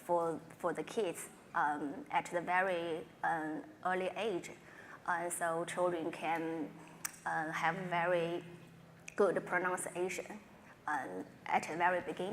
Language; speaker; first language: English; non-native, fluent; Chinese